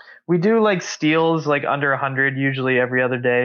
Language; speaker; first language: English; native; English